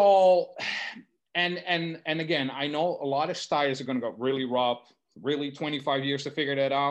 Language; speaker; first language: English; non-native, fluent; Dutch